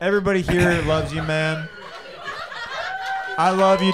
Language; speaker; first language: English; native; English